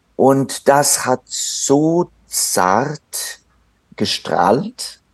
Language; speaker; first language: German; non-native, fluent; French